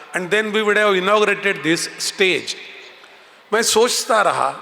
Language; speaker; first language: Hindi; non-native, local second language; Marathi